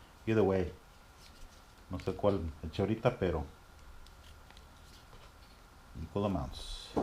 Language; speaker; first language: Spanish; early bilingual, heritage; Spanish